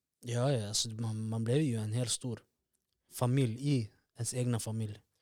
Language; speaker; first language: Swedish; early bilingual, other home language; Somali